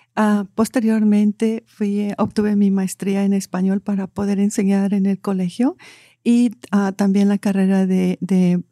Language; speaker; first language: English; non-native, fluent; Spanish